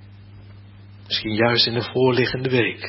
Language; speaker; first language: Dutch; native; Dutch